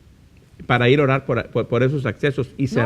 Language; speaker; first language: Spanish; native; Spanish